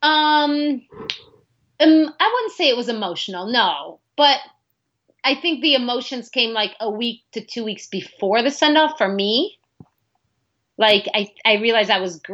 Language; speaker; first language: English; early bilingual, other home language; Arabic